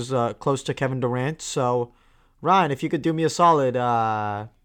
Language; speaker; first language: English; non-native, local second language; Tamil